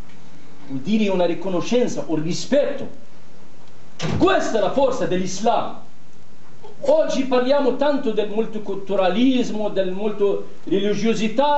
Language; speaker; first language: Italian; non-native, fluent; Arabic